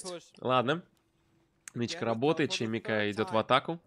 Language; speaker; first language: Russian; native; Russian